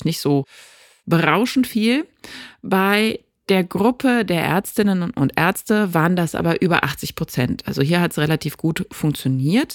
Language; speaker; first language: German; native; German